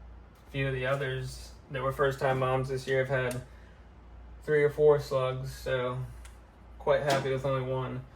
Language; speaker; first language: English; native; English